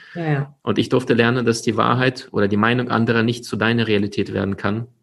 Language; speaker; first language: German; early bilingual, other home language; Ukrainian